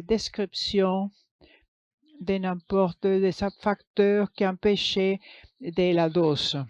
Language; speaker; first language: French; non-native, learner; English